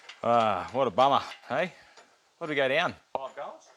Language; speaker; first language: English; native; English